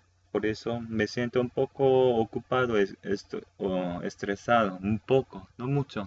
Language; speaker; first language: Spanish; non-native, fluent; Korean